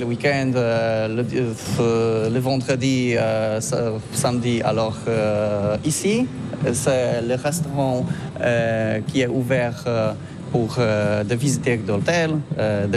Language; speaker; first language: French; non-native, learner; Polish